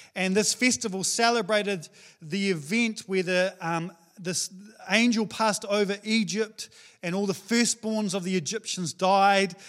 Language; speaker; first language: English; native; English